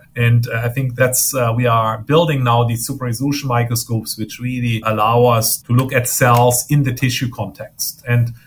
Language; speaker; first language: English; non-native, fluent; German